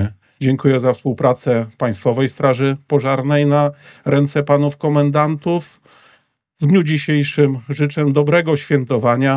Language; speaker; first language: Polish; native; Polish